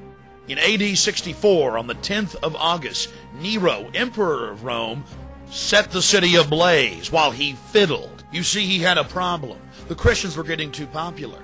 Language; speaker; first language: English; native; English